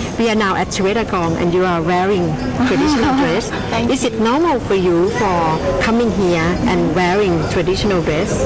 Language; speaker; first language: English; non-native, fluent; Thai